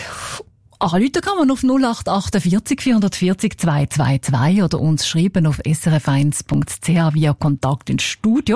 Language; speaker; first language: German; native; German